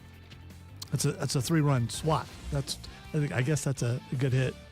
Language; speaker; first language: English; native; English